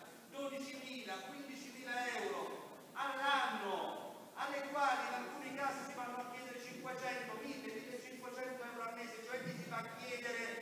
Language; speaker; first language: Italian; native; Italian